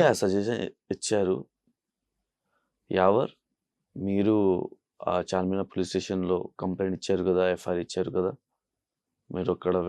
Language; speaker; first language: Telugu; non-native, local second language; Urdu